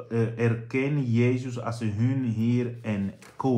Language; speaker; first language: Dutch; non-native, fluent; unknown